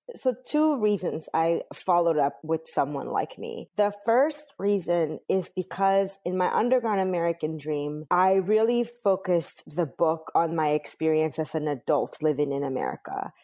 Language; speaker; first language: English; early bilingual, other home language; Spanish